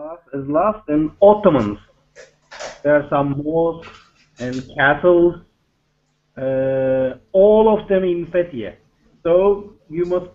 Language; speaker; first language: English; non-native, learner; Turkish